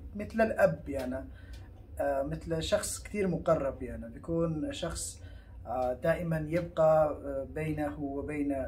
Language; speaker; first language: Arabic; early bilingual, heritage; Arabic